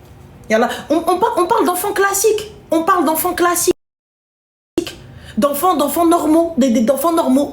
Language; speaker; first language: French; native; French